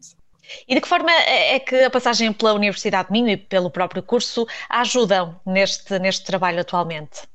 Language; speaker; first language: Portuguese; native; Portuguese